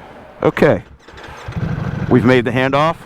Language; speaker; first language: English; native; English